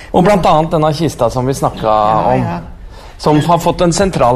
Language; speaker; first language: Norwegian; native; Norwegian